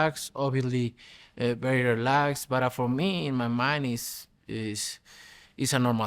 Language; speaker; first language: English; non-native, fluent; Spanish